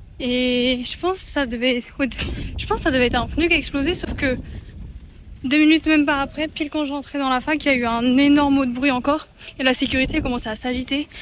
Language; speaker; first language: French; native; French